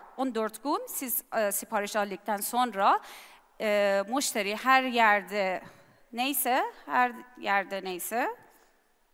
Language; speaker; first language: Turkish; non-native, learner; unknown